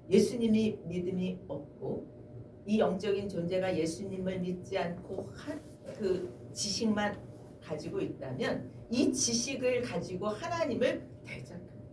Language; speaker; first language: Korean; native; Korean